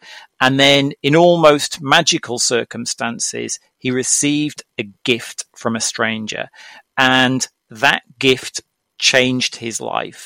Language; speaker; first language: English; native; English